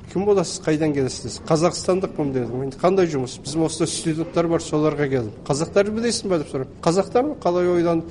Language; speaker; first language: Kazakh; early bilingual, heritage; Kazakh